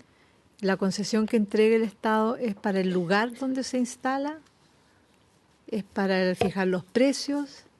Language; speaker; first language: Spanish; native; Spanish